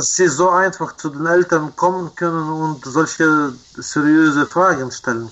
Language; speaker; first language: German; non-native, fluent; Ukrainian